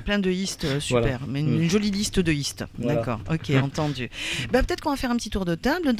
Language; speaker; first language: French; native; French